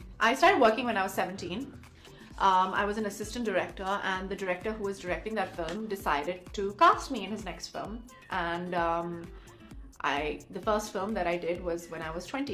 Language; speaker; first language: English; non-native, local second language; Hindi